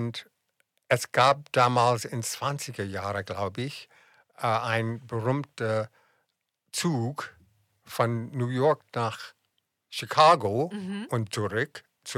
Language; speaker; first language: German; non-native, fluent; English